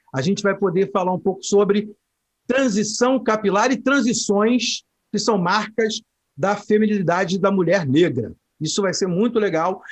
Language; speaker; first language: Portuguese; native; Portuguese